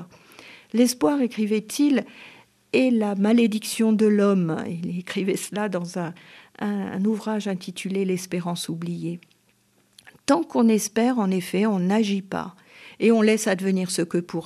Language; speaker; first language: French; native; French